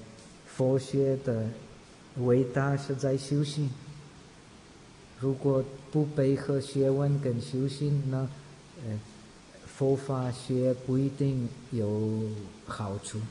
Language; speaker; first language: Chinese; non-native, fluent; Czech